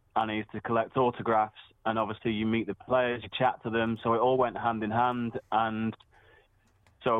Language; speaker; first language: English; native; English